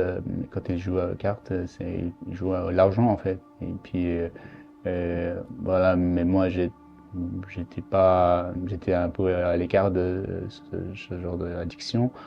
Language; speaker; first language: French; non-native, fluent; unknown